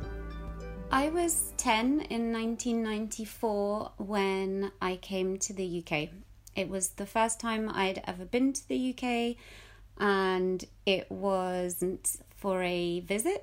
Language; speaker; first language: English; early bilingual, other home language; Russian